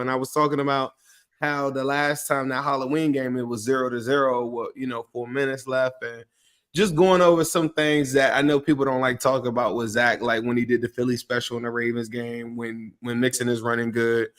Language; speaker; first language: English; native; English